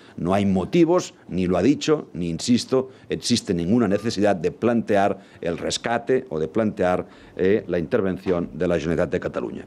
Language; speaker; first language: Spanish; non-native, local second language; Catalan